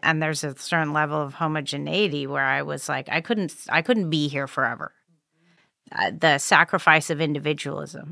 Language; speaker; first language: English; native; English